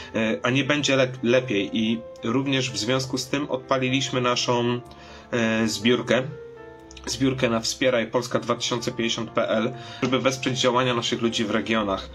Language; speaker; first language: Polish; native; Polish